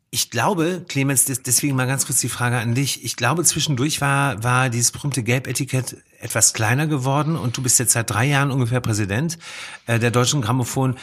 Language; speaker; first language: German; native; German